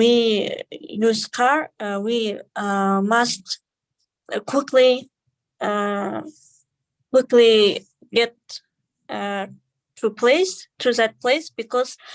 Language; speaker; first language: English; non-native, learner; Kazakh